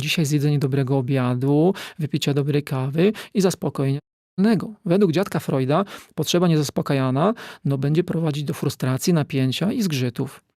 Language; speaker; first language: Polish; native; Polish